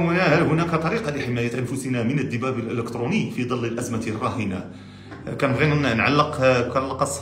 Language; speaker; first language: Arabic; native; Arabic